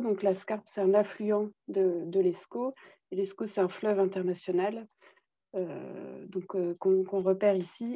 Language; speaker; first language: French; native; French